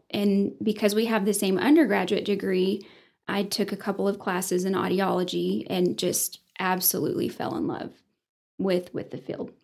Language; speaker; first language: English; native; English